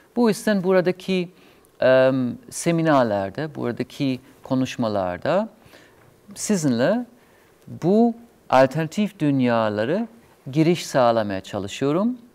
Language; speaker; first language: Turkish; non-native, fluent; German